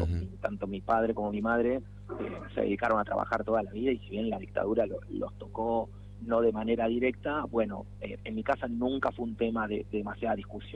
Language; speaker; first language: Spanish; native; Spanish